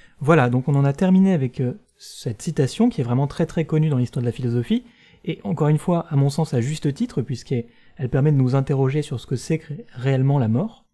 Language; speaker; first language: French; native; French